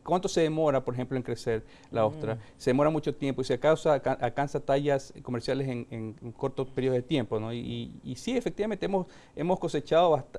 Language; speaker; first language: Spanish; native; Spanish